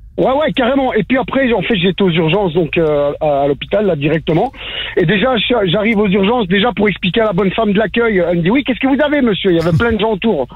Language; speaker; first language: French; native; French